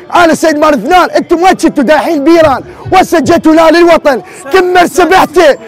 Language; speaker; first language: Arabic; native; Arabic